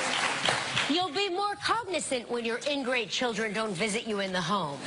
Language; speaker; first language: English; native; English